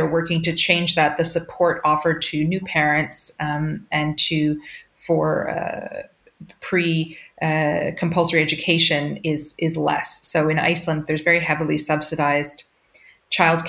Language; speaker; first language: English; native; English